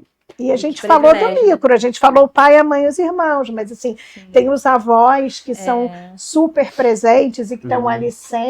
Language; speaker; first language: Portuguese; native; Portuguese